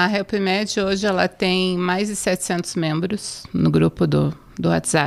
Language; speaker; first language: Portuguese; native; Portuguese